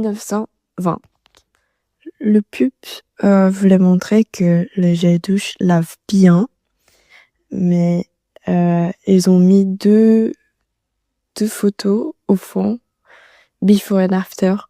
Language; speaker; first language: French; non-native, learner; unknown